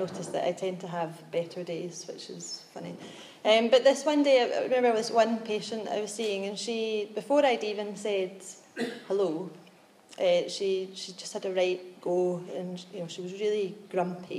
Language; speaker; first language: English; native; English